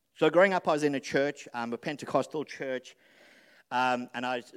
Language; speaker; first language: English; native; English